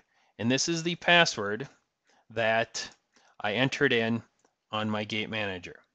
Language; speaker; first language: English; native; English